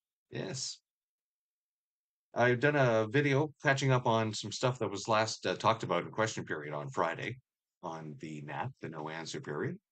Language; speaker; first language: English; native; English